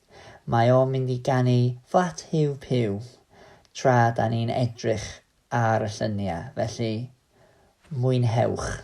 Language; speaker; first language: Welsh; native; Welsh